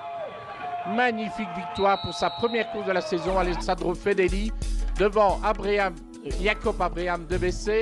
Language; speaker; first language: French; native; French